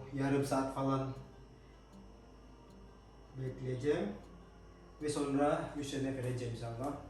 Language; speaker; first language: Turkish; non-native, learner; Indonesian